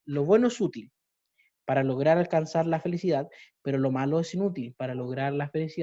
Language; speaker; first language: Spanish; native; Spanish